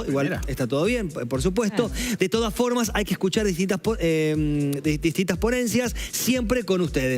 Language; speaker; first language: Spanish; native; Spanish